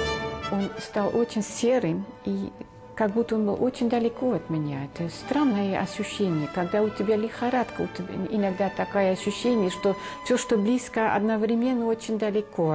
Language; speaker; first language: Russian; non-native, fluent; Dutch